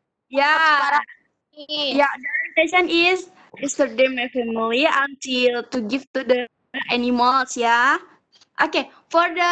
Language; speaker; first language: English; non-native, learner; Indonesian